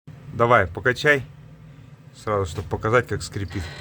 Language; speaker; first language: Russian; native; Russian